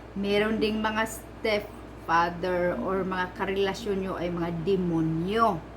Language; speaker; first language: Filipino; non-native, local second language; Cebuano